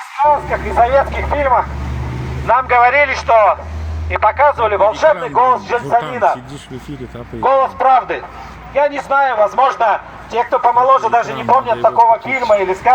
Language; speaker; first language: Russian; native; Russian